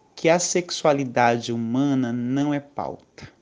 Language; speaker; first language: Portuguese; native; Portuguese